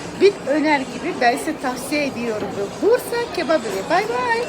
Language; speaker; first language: Turkish; non-native, learner; Azerbaijani